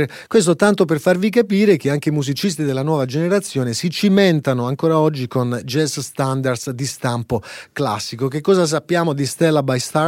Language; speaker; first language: Italian; native; Italian